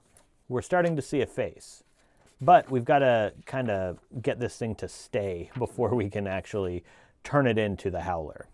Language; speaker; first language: English; native; English